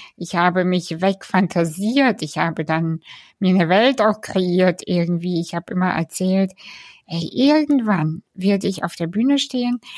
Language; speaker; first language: German; early bilingual, other home language; Russian